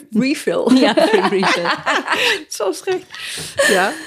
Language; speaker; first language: German; early bilingual, other home language; Croatian